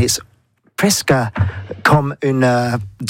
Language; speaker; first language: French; non-native, learner; English